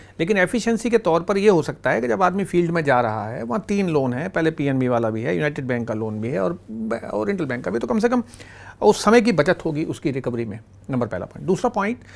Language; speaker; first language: Hindi; native; Hindi